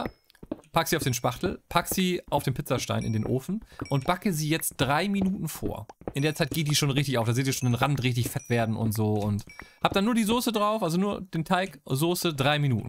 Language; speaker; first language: German; native; German